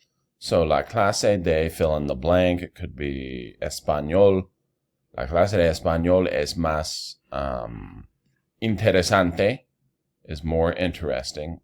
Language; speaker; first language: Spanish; non-native, fluent; English